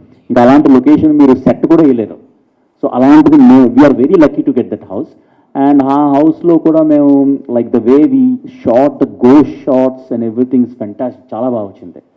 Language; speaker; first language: Telugu; early bilingual, heritage; English